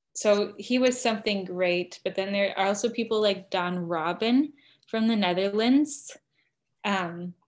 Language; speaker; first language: English; native; English